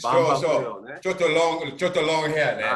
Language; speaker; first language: Japanese; non-native, learner; English